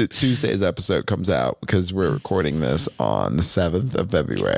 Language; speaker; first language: English; native; English